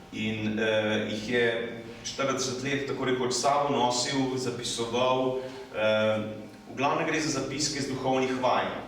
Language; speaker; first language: Slovenian; native; Slovenian